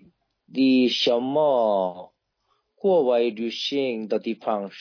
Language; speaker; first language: Chinese; non-native, learner; Korean